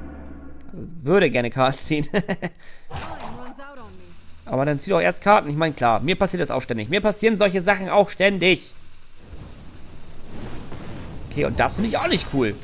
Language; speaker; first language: German; native; German